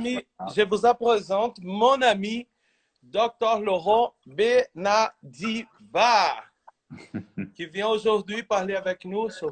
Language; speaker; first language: French; non-native, fluent; Portuguese